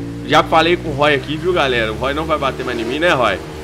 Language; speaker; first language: Portuguese; native; Portuguese